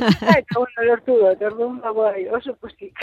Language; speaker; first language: Basque; non-native, local second language; Spanish